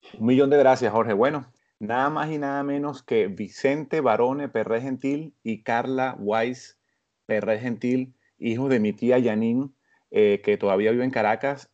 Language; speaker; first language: Spanish; native; Spanish